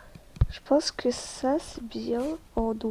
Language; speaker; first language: French; native; French